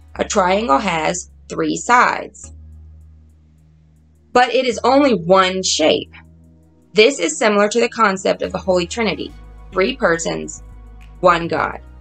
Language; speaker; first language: English; native; English